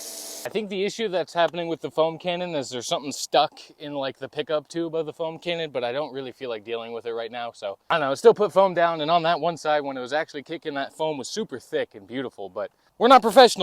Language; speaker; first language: English; native; English